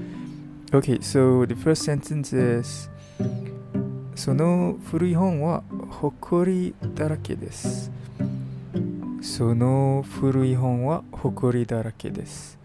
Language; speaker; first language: Japanese; non-native, learner; English